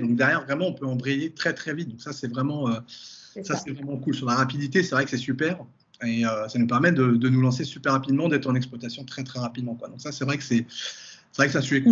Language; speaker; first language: French; native; French